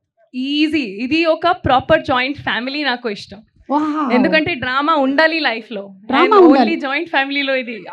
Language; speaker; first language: Telugu; non-native, fluent; Hindi